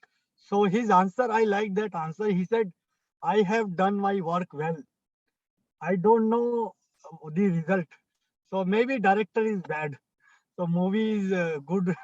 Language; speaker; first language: English; non-native, local second language; Hindi